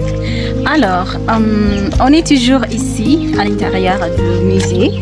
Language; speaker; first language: French; non-native, learner; Amharic